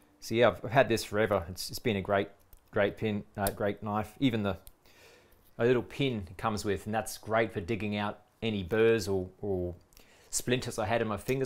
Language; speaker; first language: English; native; English